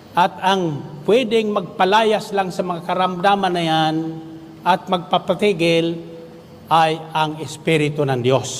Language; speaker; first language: Filipino; native; Filipino